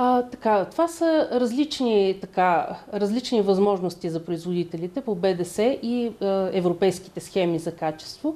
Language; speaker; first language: Bulgarian; native; Bulgarian